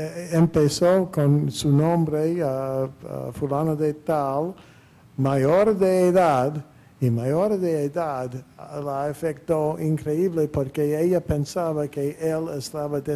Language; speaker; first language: Spanish; non-native, fluent; English